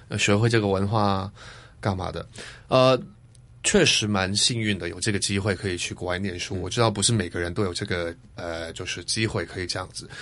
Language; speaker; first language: Chinese; non-native, fluent; Cantonese